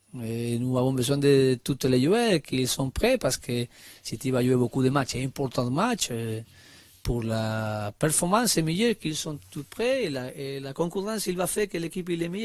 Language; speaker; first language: French; non-native, learner; Spanish